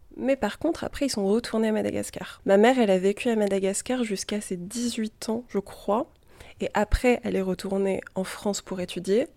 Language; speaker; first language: French; native; French